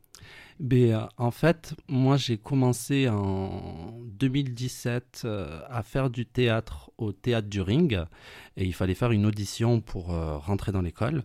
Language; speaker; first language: French; native; French